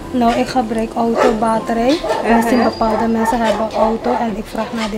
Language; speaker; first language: Dutch; non-native, local second language; Caribbean Hindustani